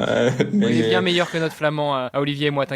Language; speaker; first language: French; native; French